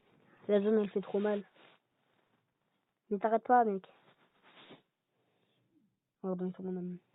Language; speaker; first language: French; native; French